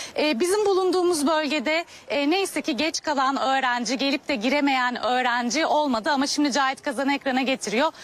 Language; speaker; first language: Turkish; native; Turkish